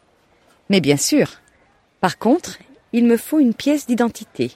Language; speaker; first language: French; native; French